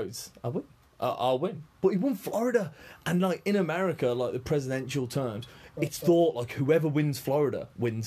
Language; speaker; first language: English; native; English